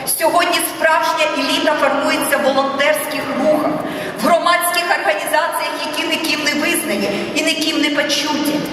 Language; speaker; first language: Ukrainian; non-native, local second language; Russian